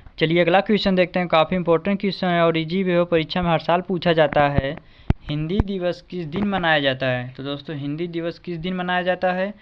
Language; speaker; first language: Hindi; native; Hindi